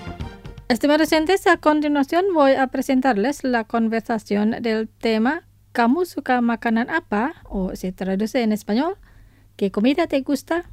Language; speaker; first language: Spanish; non-native, fluent; Indonesian